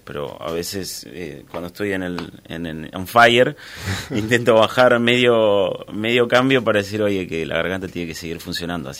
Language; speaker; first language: Spanish; native; Spanish